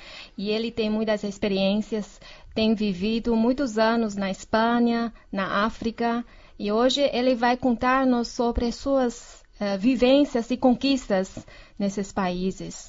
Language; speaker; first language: Portuguese; non-native, fluent; Chinese